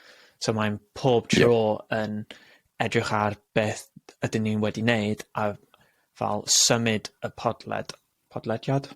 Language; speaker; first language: Welsh; non-native, local second language; English